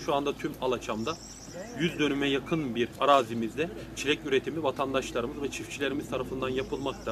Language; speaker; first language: Turkish; native; Turkish